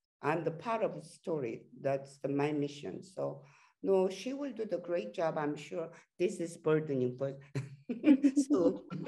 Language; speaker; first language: English; non-native, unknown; Korean